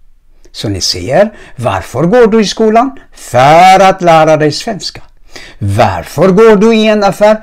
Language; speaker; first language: Swedish; non-native, fluent; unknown